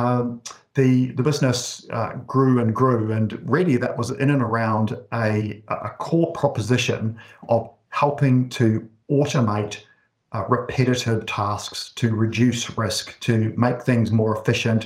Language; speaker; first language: English; native; English